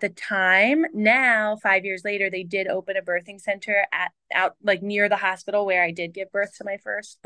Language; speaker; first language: English; native; English